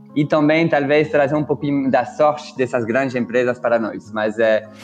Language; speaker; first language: Portuguese; non-native, fluent; French